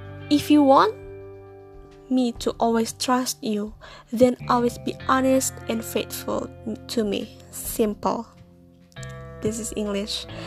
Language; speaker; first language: English; non-native, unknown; Indonesian